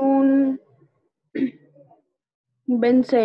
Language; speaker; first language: Spanish; native; Spanish